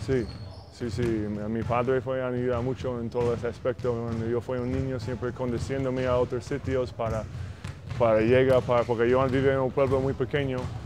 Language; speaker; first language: Spanish; non-native, fluent; English